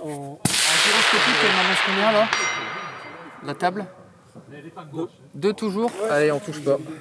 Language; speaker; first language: French; native; French